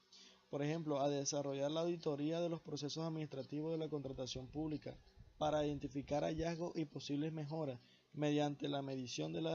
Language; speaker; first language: Spanish; native; Spanish